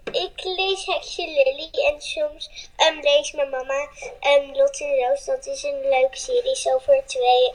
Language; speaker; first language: Dutch; early bilingual, heritage; Dutch